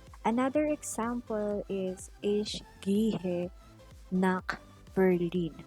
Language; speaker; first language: German; non-native, learner; Filipino